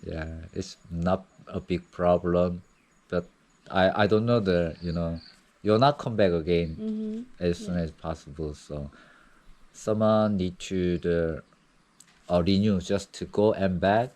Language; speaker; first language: English; non-native, learner; Korean